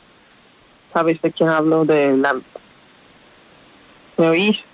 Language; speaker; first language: Spanish; non-native, fluent; Persian